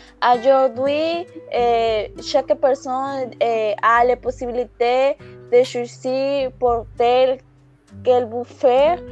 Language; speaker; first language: French; non-native, learner; Spanish